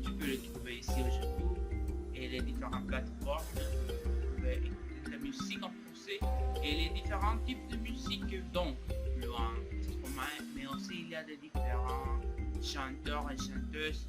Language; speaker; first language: French; non-native, learner; Spanish